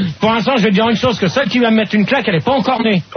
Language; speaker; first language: French; native; French